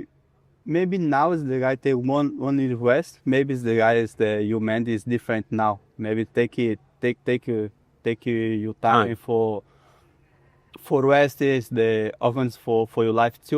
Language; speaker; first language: English; non-native, learner; Portuguese